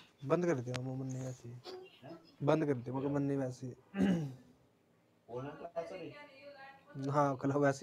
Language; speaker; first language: Hindi; native; Hindi